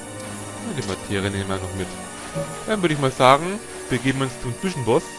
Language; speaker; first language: German; native; German